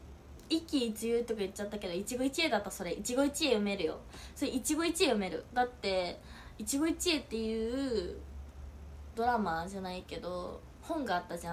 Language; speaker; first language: Japanese; native; Japanese